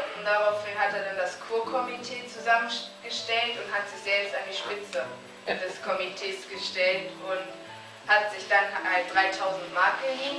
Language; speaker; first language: German; native; German